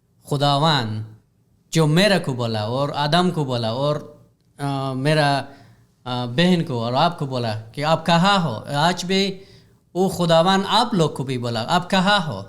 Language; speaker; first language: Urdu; non-native, learner; Hazaragi